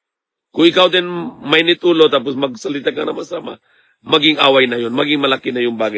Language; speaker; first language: Filipino; non-native, learner; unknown